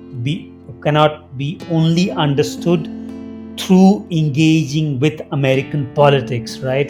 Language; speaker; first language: English; non-native, local second language; Hindi